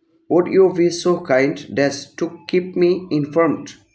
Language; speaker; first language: English; non-native, local second language; Bangla